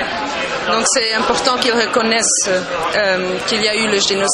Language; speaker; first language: French; non-native, local second language; Dutch